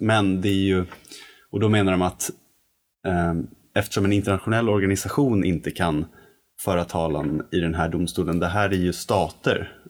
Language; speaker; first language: Swedish; native; Swedish